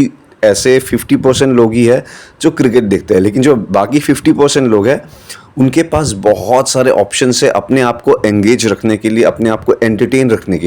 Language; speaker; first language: Hindi; non-native, local second language; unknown